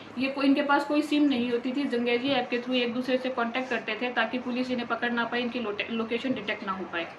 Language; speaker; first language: Hindi; non-native, local second language; Gujarati